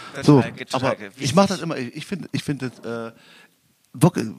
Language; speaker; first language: German; native; German